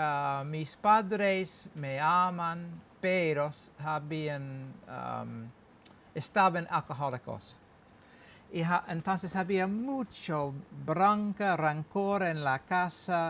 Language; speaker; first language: Spanish; non-native, learner; English